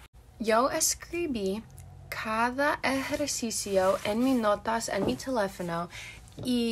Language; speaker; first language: Spanish; non-native, learner; English